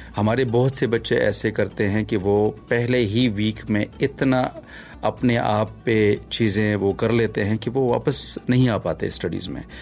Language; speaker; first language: Urdu; non-native, local second language; Punjabi